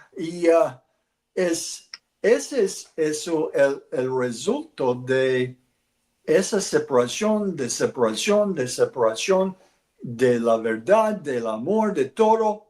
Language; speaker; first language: Spanish; non-native, learner; English